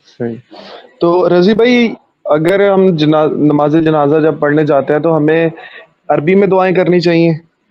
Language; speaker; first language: Urdu; native; Urdu